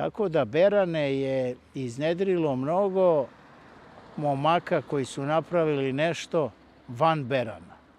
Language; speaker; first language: Bosnian; native; Bosnian